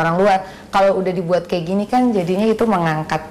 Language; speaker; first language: Indonesian; native; Indonesian